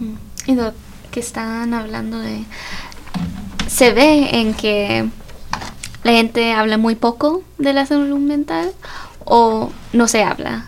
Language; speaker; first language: Spanish; early bilingual, heritage; Spanish